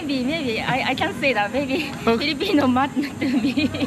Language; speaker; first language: English; non-native, learner; Japanese